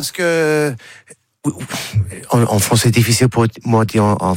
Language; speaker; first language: French; non-native, learner; English